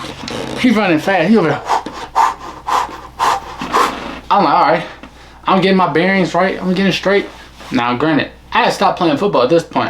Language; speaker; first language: English; native; English